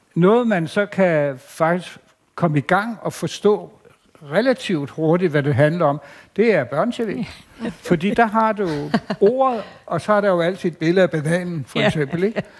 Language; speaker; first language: Danish; native; Danish